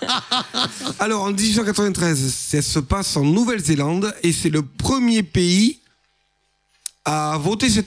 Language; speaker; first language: French; native; French